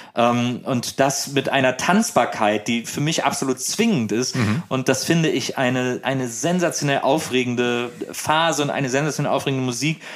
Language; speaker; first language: German; native; German